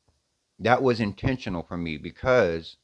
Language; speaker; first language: English; native; English